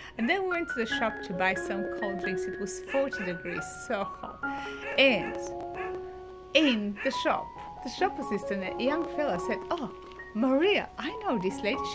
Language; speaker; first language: English; non-native, fluent; Bulgarian